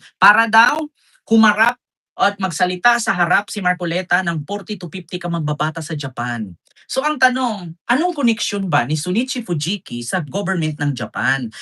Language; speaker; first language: Filipino; non-native, local second language; Cebuano